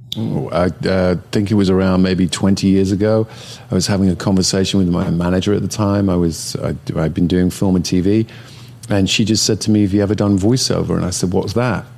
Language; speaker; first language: English; native; English